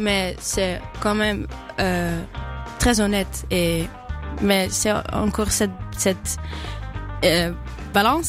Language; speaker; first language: French; non-native, fluent; Dutch